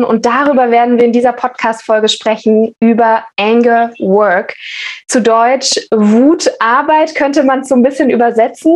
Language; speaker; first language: German; native; German